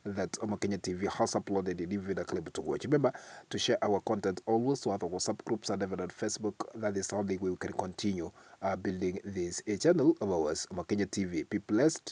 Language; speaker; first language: English; non-native, local second language; Swahili